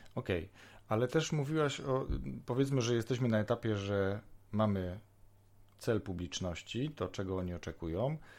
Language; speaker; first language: Polish; native; Polish